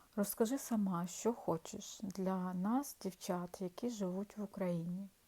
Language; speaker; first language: Ukrainian; non-native, local second language; Russian